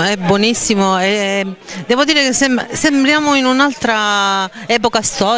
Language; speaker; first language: Italian; native; Italian